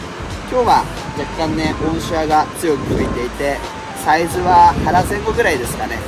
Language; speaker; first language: Japanese; native; Japanese